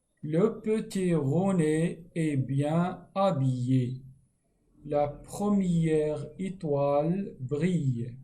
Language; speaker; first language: French; non-native, local second language; Arabic